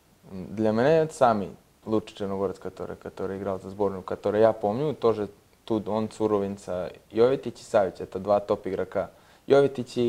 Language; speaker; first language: Russian; non-native, learner; Serbian